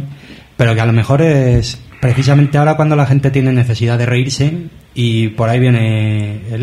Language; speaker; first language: Spanish; native; Spanish